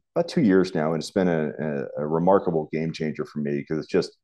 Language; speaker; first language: English; native; English